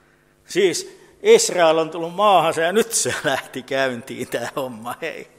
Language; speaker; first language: Finnish; native; Finnish